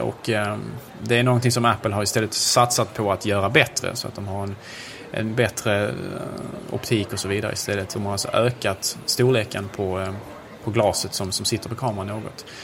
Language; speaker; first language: Swedish; native; Swedish